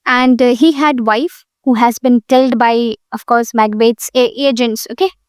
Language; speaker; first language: English; non-native, local second language; Hindi